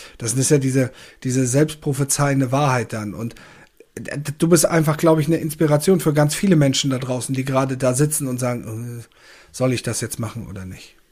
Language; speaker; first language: German; native; German